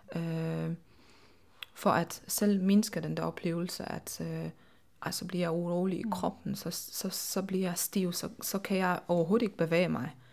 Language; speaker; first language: Danish; non-native, fluent; Polish